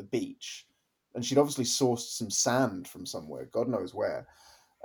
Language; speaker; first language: English; native; English